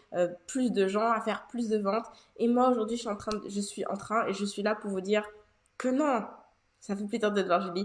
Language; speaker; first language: French; native; French